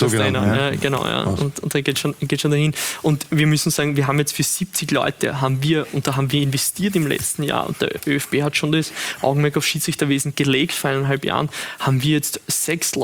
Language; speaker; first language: German; native; German